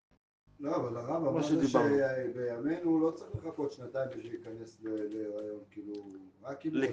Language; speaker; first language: Hebrew; native; Hebrew